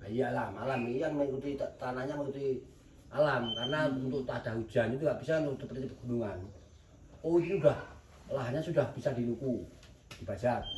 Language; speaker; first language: Indonesian; non-native, local second language; Javanese